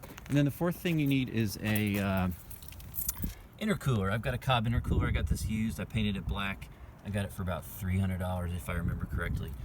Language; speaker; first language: English; native; English